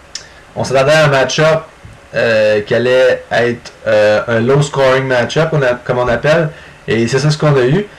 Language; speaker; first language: French; native; French